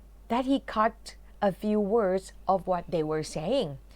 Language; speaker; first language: English; non-native, fluent; Thai